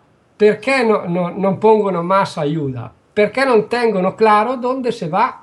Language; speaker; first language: Spanish; non-native, learner; Italian